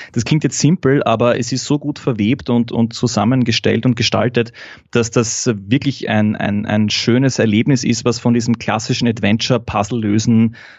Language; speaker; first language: German; native; German